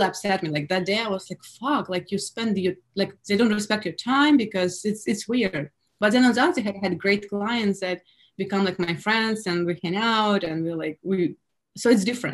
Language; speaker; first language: English; non-native, fluent; Russian